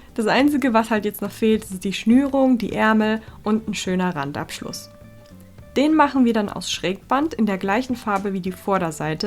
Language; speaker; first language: German; native; German